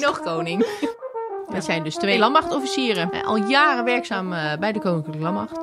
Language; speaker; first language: Dutch; native; Dutch